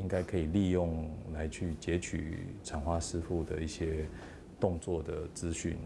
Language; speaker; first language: Chinese; native; Chinese